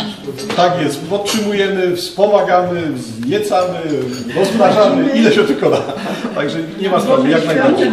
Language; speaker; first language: Polish; native; Polish